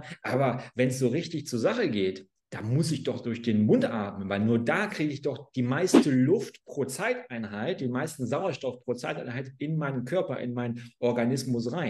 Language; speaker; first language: German; native; German